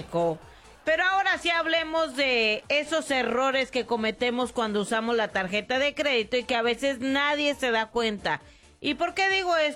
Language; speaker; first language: Spanish; native; Spanish